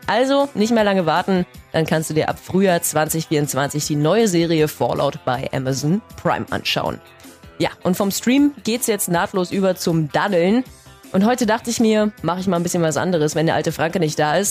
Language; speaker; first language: German; native; German